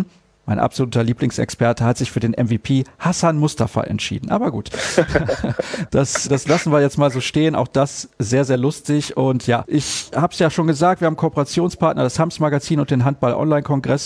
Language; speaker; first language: German; native; German